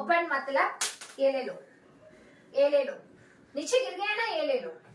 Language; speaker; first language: Hindi; non-native, local second language; Tamil